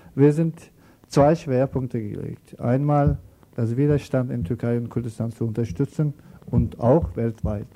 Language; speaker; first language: German; non-native, learner; Turkish